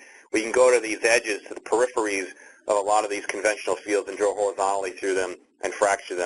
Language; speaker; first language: English; native; English